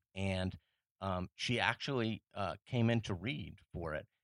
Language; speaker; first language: English; early bilingual, other home language; French